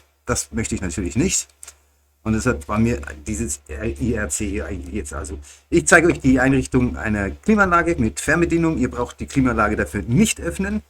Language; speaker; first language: German; native; German